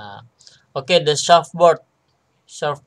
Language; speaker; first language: English; non-native, learner; Indonesian